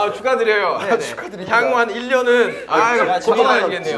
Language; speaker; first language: Korean; native; Korean